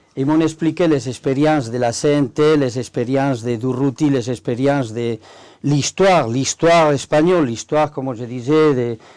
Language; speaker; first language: French; non-native, fluent; Spanish